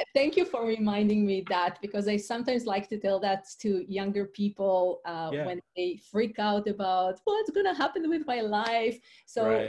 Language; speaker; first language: English; non-native, fluent; Hebrew